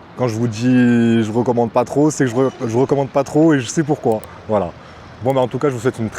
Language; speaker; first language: French; native; French